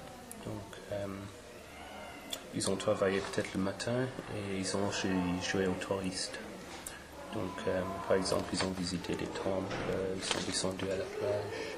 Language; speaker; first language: French; non-native, fluent; English